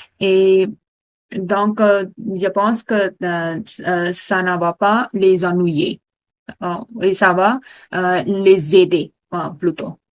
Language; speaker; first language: French; non-native, learner; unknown